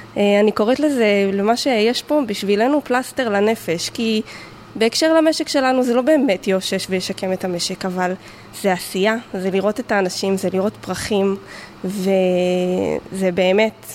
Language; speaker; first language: Hebrew; native; Hebrew